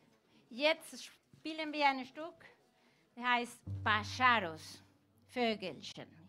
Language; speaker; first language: German; non-native, fluent; Galician